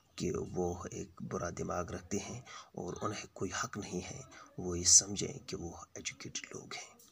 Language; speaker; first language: Hindi; native; Hindi